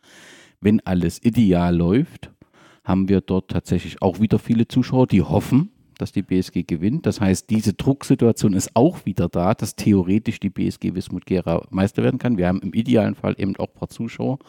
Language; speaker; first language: German; native; German